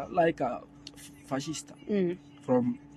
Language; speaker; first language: English; non-native, learner; Arabic